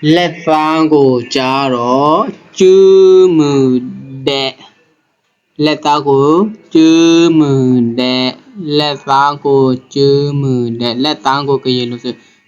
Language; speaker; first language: Burmese; non-native, local second language; S'gaw Karen